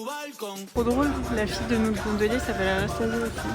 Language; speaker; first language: French; native; French